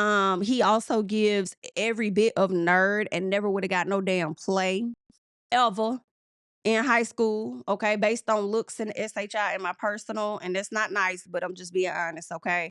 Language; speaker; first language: English; native; English